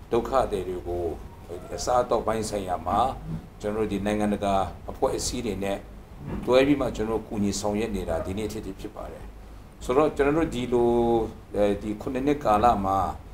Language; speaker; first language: Burmese; non-native, local second language; Kachin